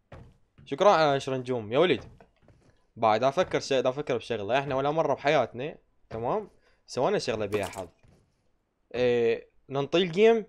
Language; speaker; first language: Arabic; native; Arabic